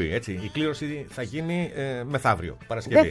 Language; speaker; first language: Greek; native; Greek